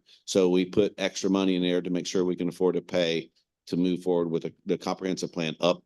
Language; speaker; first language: English; native; English